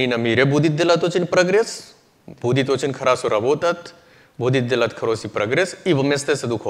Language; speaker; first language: Russian; non-native, learner; Hindi